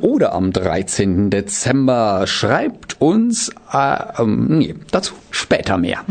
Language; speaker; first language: German; native; German